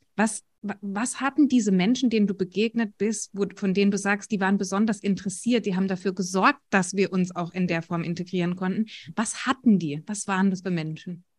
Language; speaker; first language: German; native; German